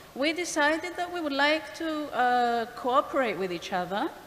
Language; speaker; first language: English; non-native, fluent; Greek